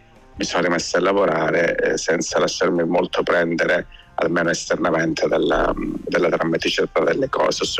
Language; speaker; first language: Italian; native; Italian